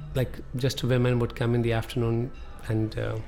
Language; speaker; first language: English; non-native, local second language; Punjabi